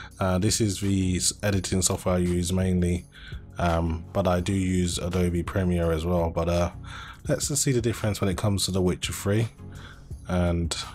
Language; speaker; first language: English; native; English